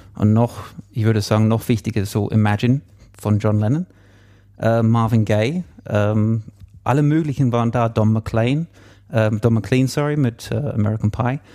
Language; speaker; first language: German; non-native, fluent; English